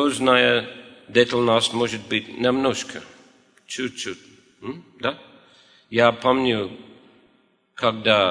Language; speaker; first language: Russian; non-native, fluent; English